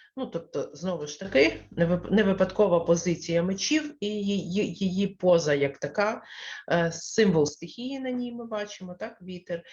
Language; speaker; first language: Ukrainian; non-native, local second language; Russian